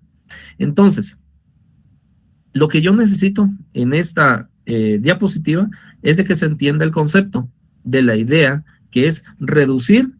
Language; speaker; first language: Spanish; native; Spanish